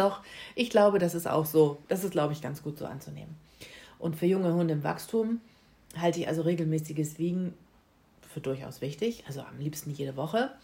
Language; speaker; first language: German; native; German